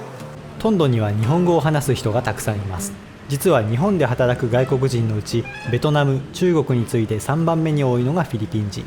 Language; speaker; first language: Japanese; native; Japanese